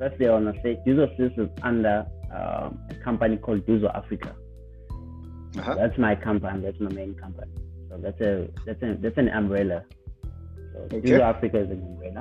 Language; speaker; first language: English; non-native, local second language; Zulu